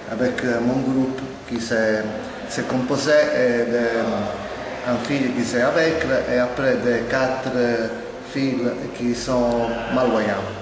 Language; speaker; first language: French; non-native, learner; Italian